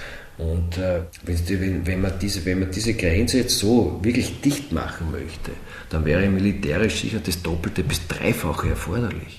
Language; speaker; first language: German; native; German